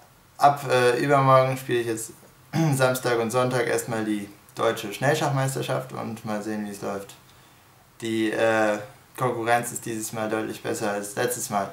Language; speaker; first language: German; native; German